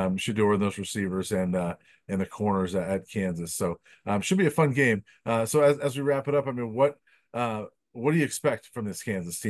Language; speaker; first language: English; native; English